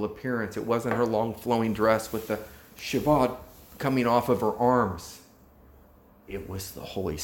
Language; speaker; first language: English; native; English